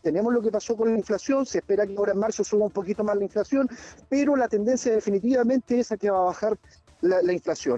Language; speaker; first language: Spanish; native; Spanish